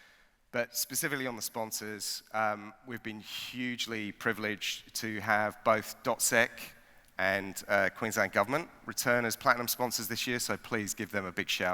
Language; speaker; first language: English; native; English